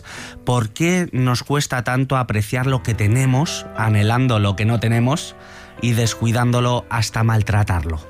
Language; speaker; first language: Spanish; native; Spanish